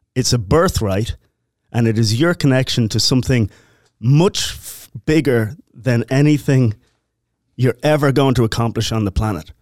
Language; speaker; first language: English; native; English